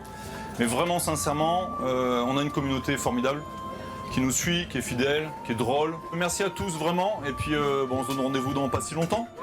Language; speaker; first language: French; native; French